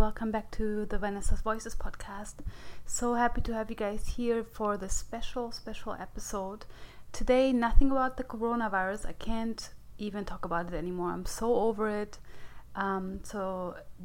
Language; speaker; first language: English; non-native, fluent; German